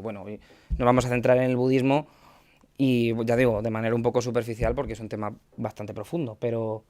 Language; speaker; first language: Spanish; native; Spanish